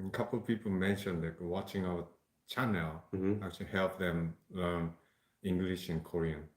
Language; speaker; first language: English; non-native, fluent; Japanese